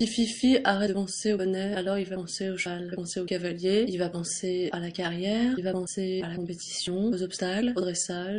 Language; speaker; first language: French; native; French